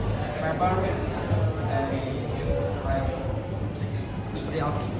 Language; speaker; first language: English; non-native, learner; Indonesian